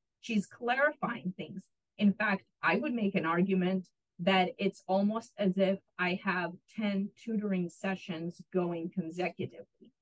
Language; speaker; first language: English; non-native, fluent; Russian